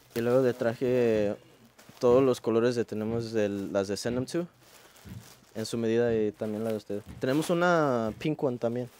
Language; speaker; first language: Spanish; early bilingual, heritage; Spanish